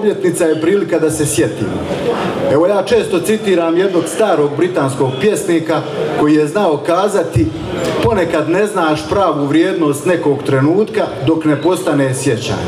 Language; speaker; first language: Croatian; native; Croatian